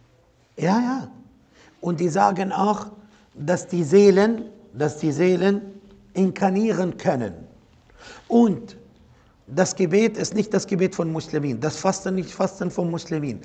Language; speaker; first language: German; non-native, fluent; Arabic